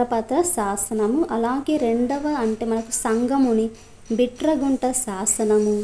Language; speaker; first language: Telugu; native; Telugu